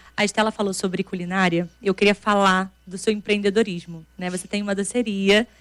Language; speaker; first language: Portuguese; native; Portuguese